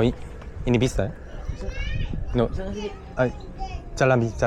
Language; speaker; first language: Indonesian; non-native, learner; Korean